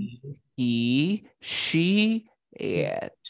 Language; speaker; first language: English; non-native, fluent; Spanish